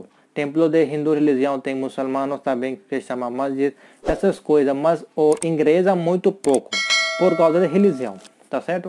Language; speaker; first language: Portuguese; non-native, learner; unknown